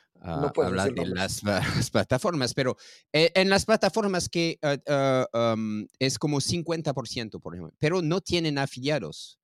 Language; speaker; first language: Spanish; non-native, learner; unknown